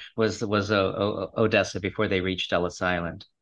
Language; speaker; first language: English; early bilingual, other home language; Russian